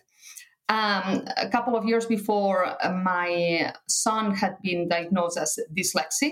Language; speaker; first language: English; non-native, fluent; Catalan